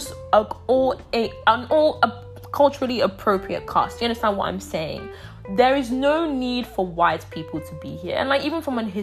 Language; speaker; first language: English; non-native, local second language; Yoruba